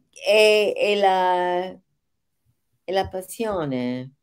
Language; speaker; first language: Italian; non-native, fluent; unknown